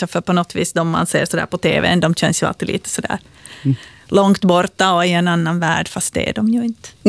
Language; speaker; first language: Swedish; native; Swedish